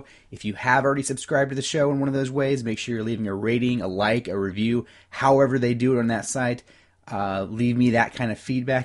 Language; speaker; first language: English; native; English